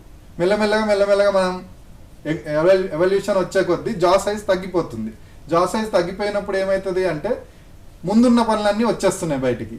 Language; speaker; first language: Telugu; native; Telugu